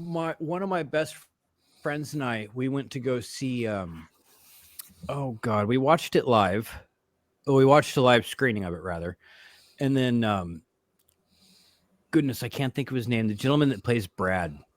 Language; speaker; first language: English; native; English